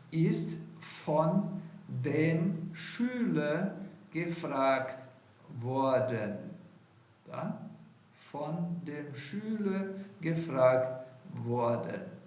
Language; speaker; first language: German; non-native, fluent; Portuguese